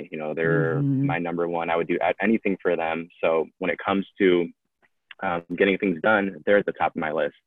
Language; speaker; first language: English; native; English